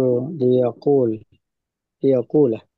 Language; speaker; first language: Arabic; non-native, learner; Indonesian